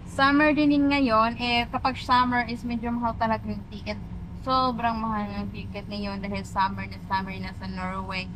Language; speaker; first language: Filipino; non-native, local second language; Cebuano